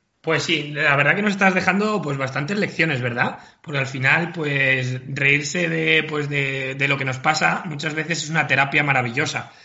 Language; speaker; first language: Spanish; native; Spanish